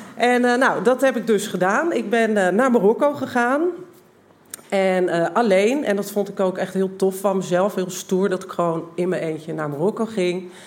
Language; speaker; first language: Dutch; native; Dutch